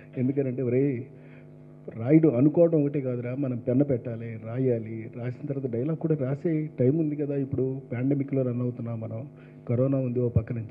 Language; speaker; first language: Telugu; native; Telugu